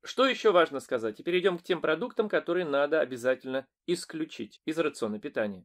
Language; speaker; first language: Russian; native; Russian